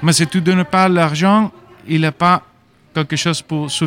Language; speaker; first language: French; non-native, fluent; Spanish